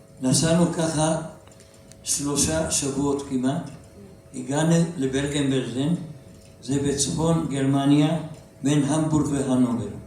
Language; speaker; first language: Hebrew; non-native, fluent; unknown